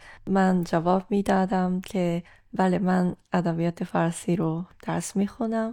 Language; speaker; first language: Persian; non-native, fluent; Japanese